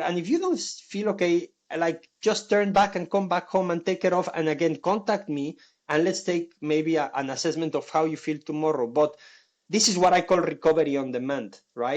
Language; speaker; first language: English; non-native, fluent; Spanish